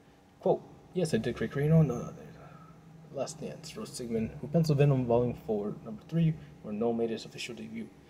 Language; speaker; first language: English; native; English